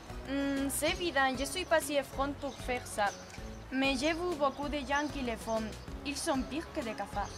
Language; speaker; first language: French; non-native, learner; Spanish